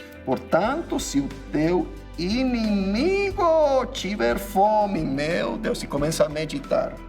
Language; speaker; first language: Portuguese; non-native, fluent; English